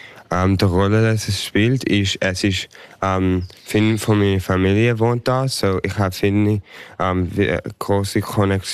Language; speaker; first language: German; early bilingual, heritage; English